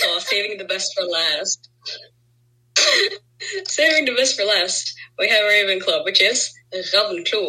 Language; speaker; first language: English; non-native, fluent; Norwegian